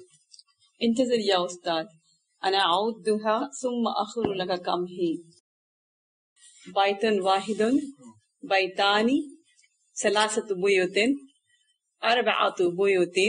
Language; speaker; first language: Arabic; non-native, learner; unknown